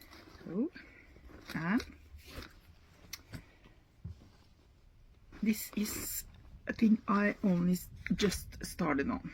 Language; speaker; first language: English; non-native, learner; Norwegian